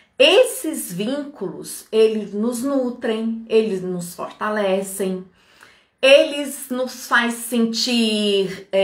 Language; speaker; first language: Portuguese; native; Portuguese